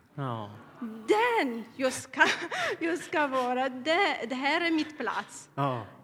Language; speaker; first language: Swedish; non-native, learner; Tigrinya